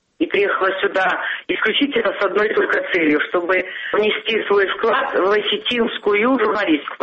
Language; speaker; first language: Russian; non-native, local second language; Ossetic